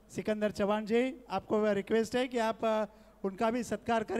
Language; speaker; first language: Hindi; non-native, local second language; Marathi